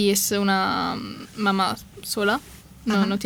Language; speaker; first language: Spanish; non-native, learner; Italian